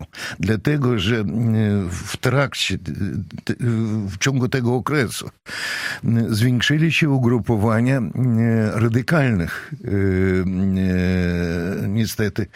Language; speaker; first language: Polish; non-native, fluent; Russian